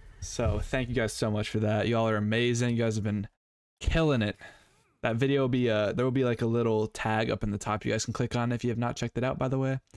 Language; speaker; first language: English; native; English